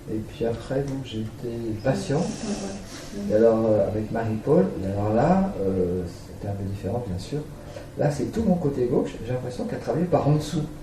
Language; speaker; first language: French; native; French